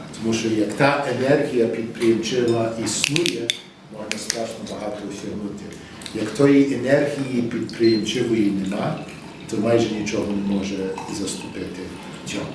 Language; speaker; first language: Ukrainian; early bilingual, heritage; English